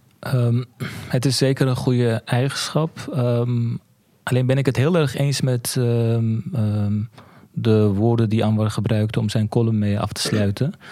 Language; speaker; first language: Dutch; early bilingual, other home language; Turkish